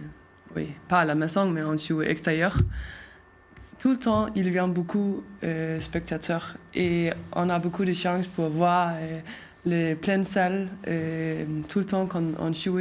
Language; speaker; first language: French; non-native, learner; Danish